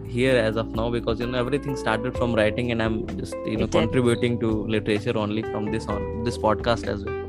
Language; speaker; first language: English; non-native, local second language; Hindi